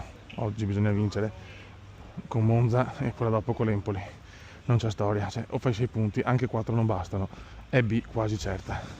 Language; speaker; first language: Italian; native; Italian